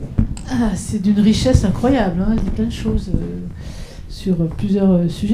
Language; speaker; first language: French; native; French